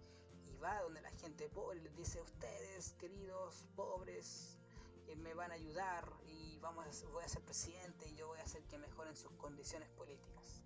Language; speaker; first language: Spanish; native; Spanish